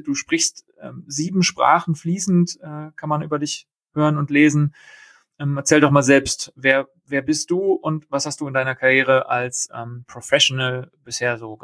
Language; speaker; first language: German; native; German